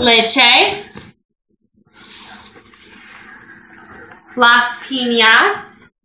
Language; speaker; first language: Spanish; non-native, learner; English